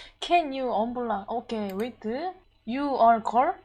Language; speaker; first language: English; non-native, learner; Korean